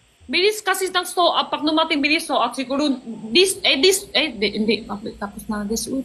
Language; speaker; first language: Filipino; non-native, learner; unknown